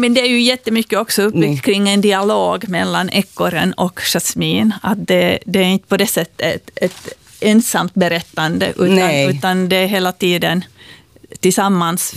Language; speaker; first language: Swedish; native; Swedish